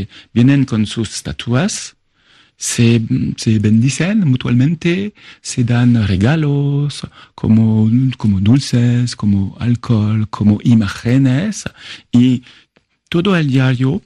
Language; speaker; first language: Spanish; non-native, fluent; French